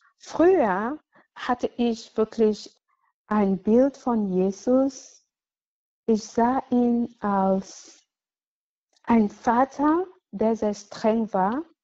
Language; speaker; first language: German; non-native, fluent; English